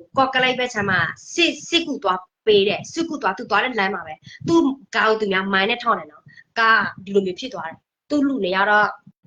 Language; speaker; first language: Burmese; non-native, local second language; S'gaw Karen